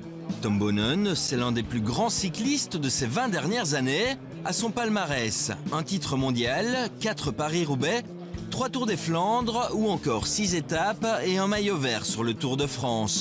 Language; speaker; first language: French; native; French